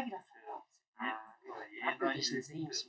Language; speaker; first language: Korean; native; Korean